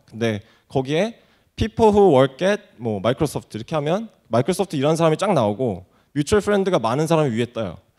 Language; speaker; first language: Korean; native; Korean